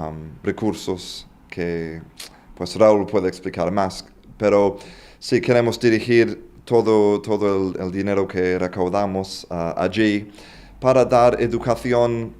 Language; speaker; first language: Spanish; non-native, fluent; English